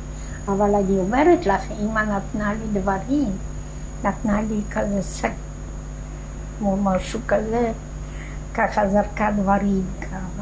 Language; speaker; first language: Hebrew; non-native, fluent; Polish